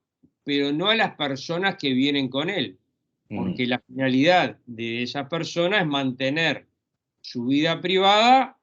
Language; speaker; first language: Spanish; native; Spanish